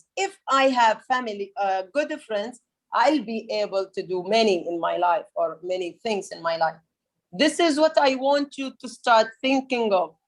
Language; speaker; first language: English; non-native, fluent; Arabic